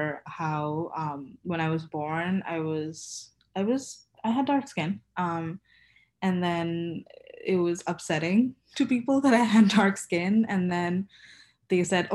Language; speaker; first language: English; non-native, local second language; Bangla